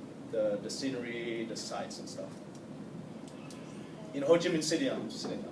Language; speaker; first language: English; non-native, fluent; French